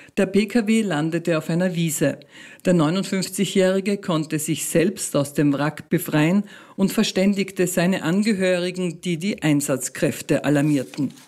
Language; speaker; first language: German; native; German